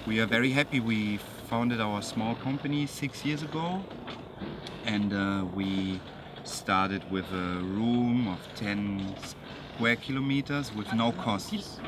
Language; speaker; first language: English; non-native, fluent; German